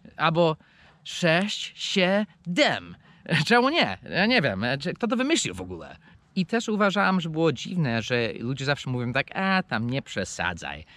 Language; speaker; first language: Polish; non-native, fluent; English